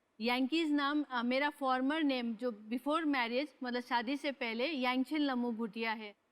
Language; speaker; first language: Hindi; non-native, local second language; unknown